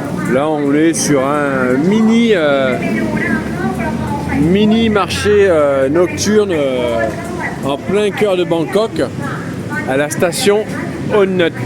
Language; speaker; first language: French; native; French